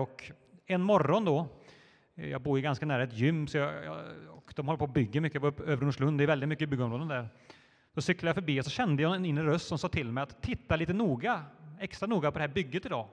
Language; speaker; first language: Swedish; native; Swedish